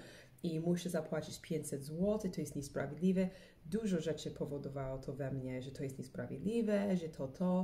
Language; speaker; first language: Polish; early bilingual, heritage; English